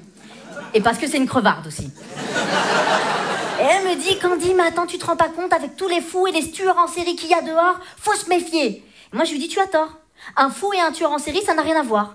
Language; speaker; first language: French; native; French